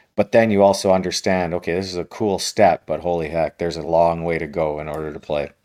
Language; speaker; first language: English; native; English